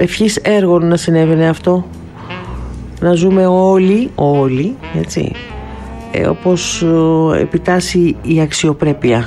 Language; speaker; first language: Greek; native; Greek